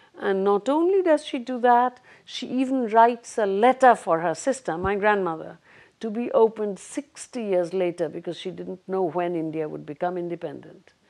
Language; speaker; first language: English; non-native, local second language; Bangla